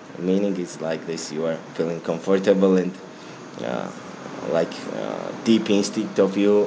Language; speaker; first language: English; non-native, learner; Georgian